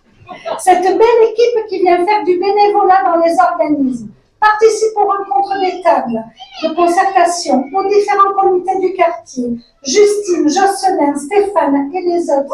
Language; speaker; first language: French; native; French